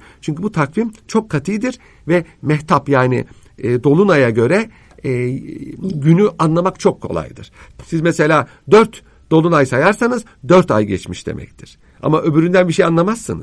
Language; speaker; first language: Turkish; native; Turkish